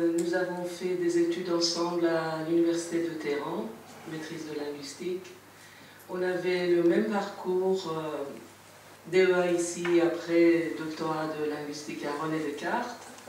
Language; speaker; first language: French; non-native, fluent; Persian